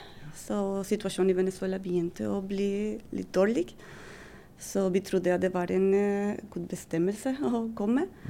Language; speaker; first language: Norwegian; non-native, fluent; Spanish